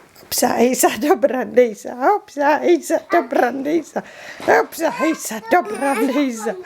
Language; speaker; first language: Czech; native; Czech